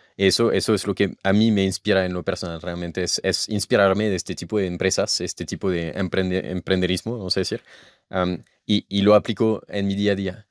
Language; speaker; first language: Spanish; non-native, fluent; French